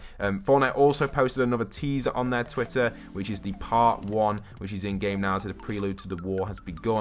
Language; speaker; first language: English; native; English